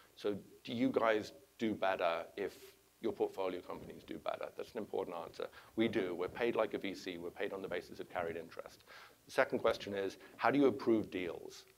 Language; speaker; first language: English; native; English